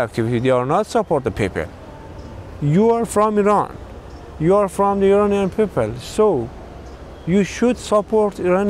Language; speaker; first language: English; non-native, learner; Persian